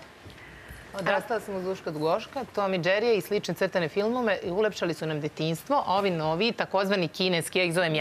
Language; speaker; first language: Serbian; native; Serbian